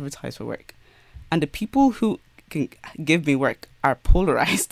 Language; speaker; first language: English; native; English